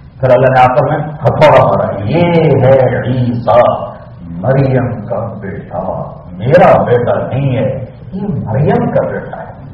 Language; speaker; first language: Urdu; non-native, local second language; Punjabi